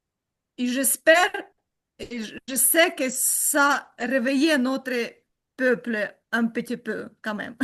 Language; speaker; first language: French; non-native, learner; Ukrainian